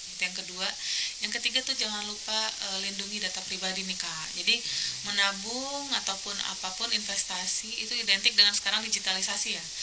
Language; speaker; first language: Indonesian; native; Indonesian